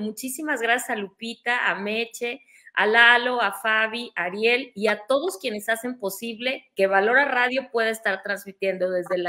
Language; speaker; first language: Spanish; native; Spanish